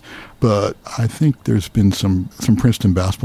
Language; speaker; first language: English; native; English